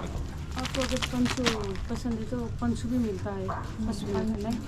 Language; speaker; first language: Hindi; non-native, learner; Nepali